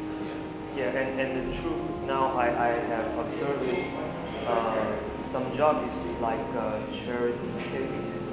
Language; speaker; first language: English; non-native, learner; Chinese